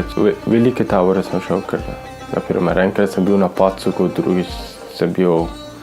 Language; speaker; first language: Slovenian; non-native, learner; Persian